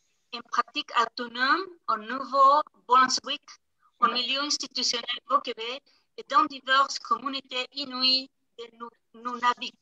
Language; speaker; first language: French; non-native, fluent; Spanish